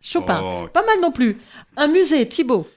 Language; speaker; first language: French; native; French